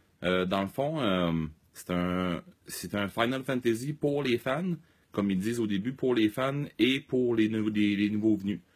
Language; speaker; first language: French; native; French